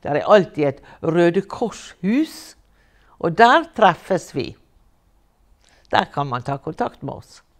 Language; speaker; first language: Norwegian; native; Norwegian